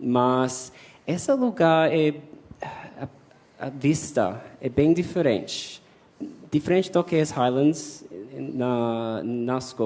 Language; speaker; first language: Portuguese; non-native, fluent; English